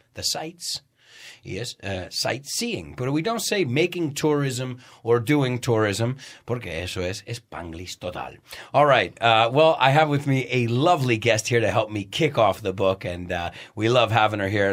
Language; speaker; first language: English; native; English